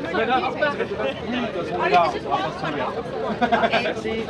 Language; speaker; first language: French; native; French